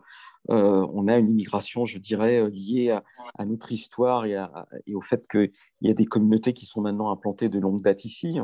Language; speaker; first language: French; native; French